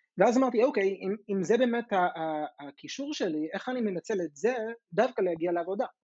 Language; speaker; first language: Hebrew; non-native, fluent; English